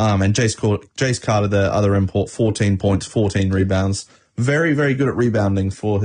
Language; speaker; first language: English; native; English